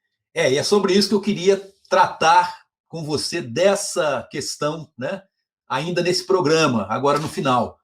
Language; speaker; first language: Portuguese; native; Portuguese